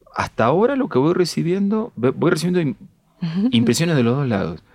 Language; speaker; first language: Spanish; native; Spanish